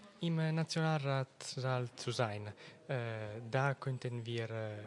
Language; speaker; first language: German; non-native, local second language; Italian